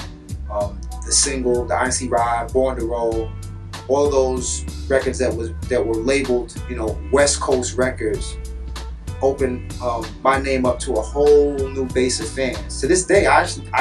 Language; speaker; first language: English; native; English